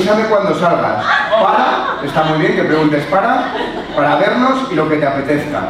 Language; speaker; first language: Spanish; native; Spanish